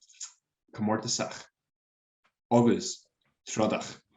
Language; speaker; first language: Irish; non-native, local second language; English